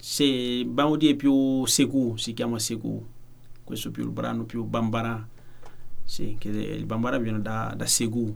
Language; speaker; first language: Italian; non-native, learner; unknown